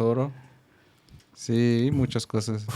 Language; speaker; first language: Spanish; non-native, fluent; Portuguese